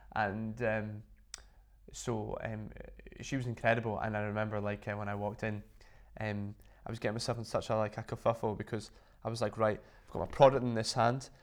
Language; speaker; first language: English; native; English